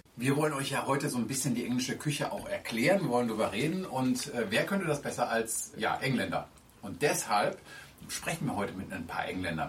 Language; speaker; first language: German; native; German